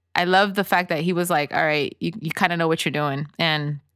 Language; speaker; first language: English; early bilingual, other home language; Spanish